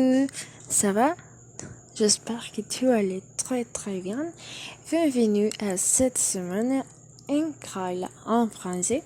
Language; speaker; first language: French; non-native, learner; Spanish